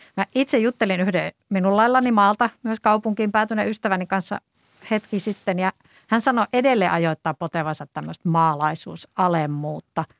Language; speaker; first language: Finnish; native; Finnish